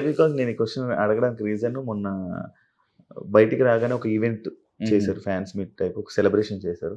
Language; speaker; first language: Telugu; native; Telugu